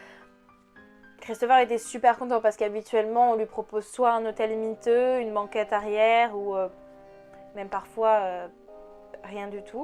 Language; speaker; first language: French; native; French